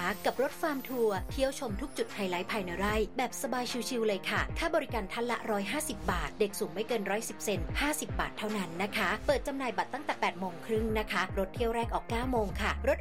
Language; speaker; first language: Thai; native; Thai